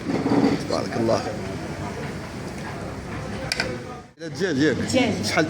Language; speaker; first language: Arabic; native; Arabic